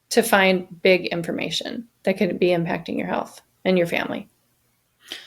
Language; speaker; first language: English; native; English